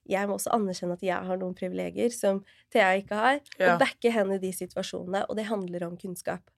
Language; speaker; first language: Norwegian; early bilingual, other home language; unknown